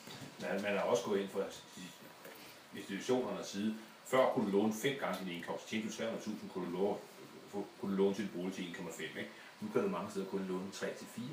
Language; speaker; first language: Danish; native; Danish